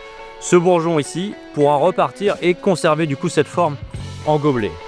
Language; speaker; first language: French; native; French